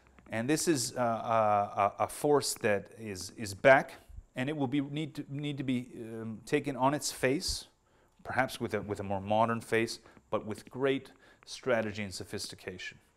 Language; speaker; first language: English; native; English